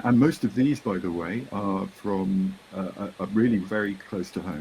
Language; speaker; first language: English; native; English